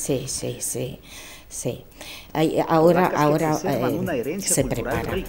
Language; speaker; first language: Spanish; non-native, learner; Polish